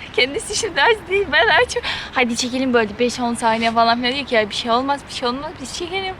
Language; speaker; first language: Turkish; non-native, fluent; Russian